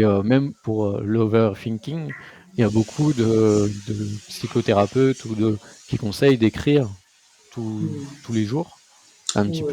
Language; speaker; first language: French; native; French